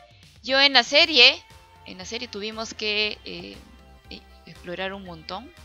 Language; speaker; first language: Spanish; native; Spanish